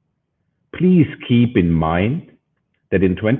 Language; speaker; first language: English; non-native, fluent; German